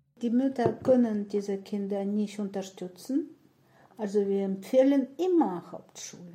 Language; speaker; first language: German; non-native, fluent; Russian